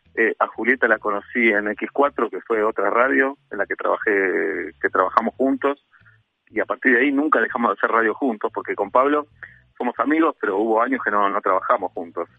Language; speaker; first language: Spanish; native; Spanish